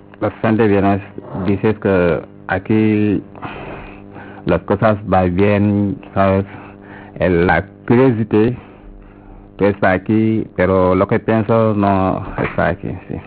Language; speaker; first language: Spanish; non-native, learner; Wolof